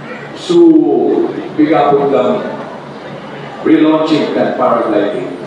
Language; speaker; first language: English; non-native, local second language; Bikol